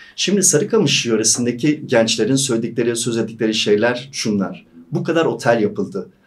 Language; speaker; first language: Turkish; native; Turkish